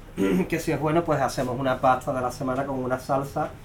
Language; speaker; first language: Spanish; native; Spanish